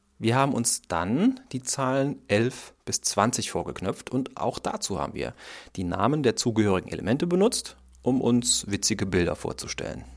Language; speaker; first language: German; native; German